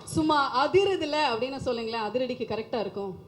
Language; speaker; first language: Tamil; native; Tamil